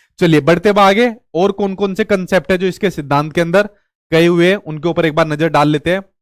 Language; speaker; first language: Hindi; native; Hindi